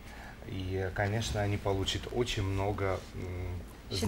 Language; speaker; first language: Russian; non-native, fluent; Romanian